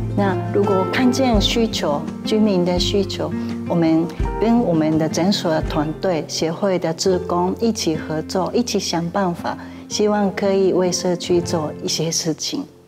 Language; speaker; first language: Chinese; non-native, fluent; Japanese